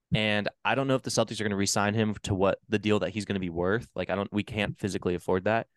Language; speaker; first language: English; native; English